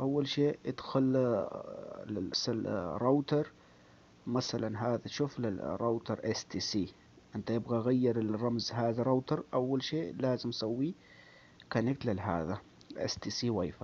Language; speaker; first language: Arabic; non-native, learner; Urdu